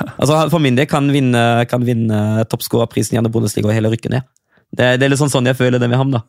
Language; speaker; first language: Norwegian; non-native, fluent; German